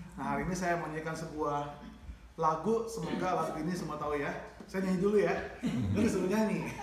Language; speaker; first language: Indonesian; native; Indonesian